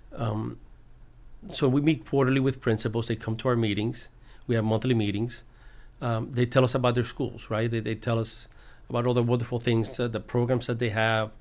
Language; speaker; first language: English; early bilingual, other home language; Spanish